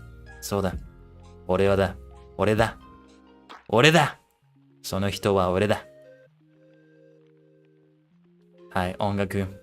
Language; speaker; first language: Japanese; non-native, learner; English